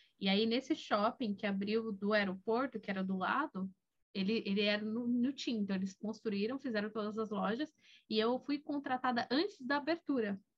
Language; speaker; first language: Portuguese; native; Portuguese